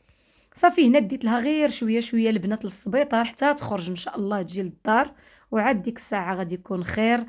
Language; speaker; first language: Arabic; native; Arabic